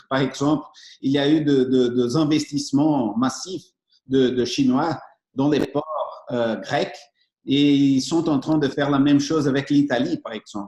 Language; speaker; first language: French; non-native, fluent; Portuguese